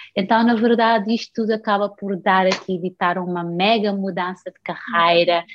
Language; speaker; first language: Portuguese; non-native, local second language; Kabuverdianu